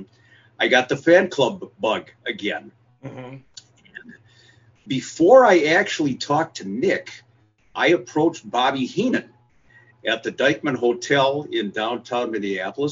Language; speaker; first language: English; native; English